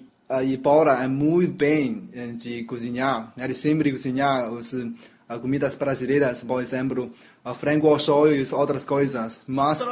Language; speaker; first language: Portuguese; non-native, learner; Chinese